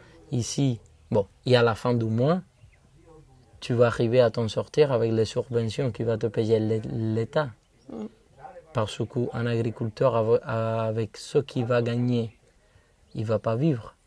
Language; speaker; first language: French; non-native, fluent; Spanish